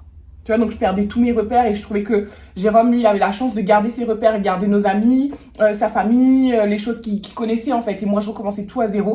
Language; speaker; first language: French; native; French